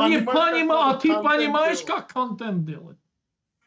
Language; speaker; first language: Russian; native; Russian